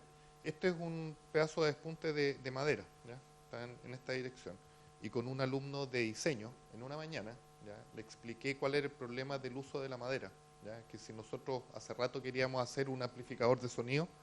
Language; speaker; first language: Spanish; native; Spanish